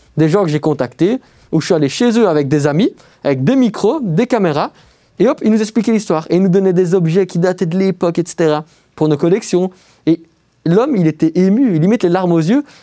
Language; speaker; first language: French; native; French